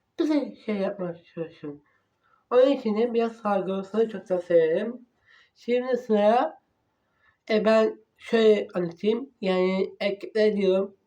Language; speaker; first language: Turkish; non-native, learner; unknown